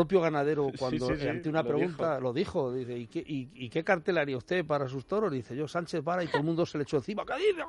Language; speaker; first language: Spanish; native; Spanish